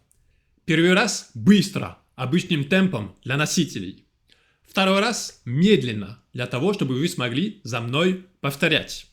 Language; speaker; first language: Russian; non-native, fluent; French